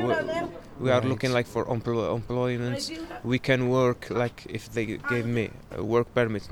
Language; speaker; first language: English; non-native, fluent; Arabic